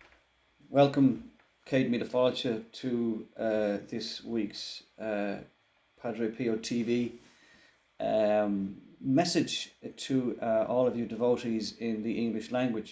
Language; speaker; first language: English; native; English